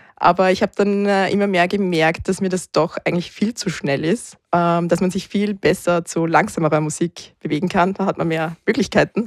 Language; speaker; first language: German; native; German